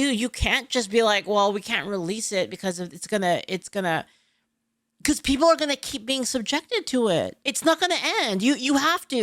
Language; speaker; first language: English; native; English